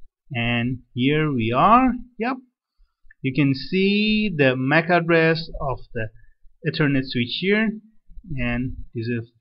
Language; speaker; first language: English; non-native, fluent; Persian